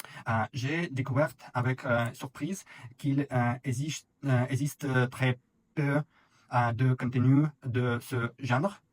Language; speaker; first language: French; non-native, learner; Russian